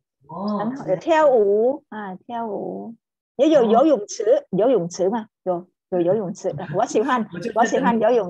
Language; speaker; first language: Chinese; non-native, fluent; Vietnamese